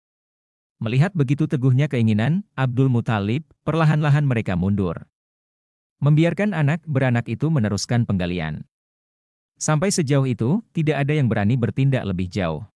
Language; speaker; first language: Indonesian; native; Indonesian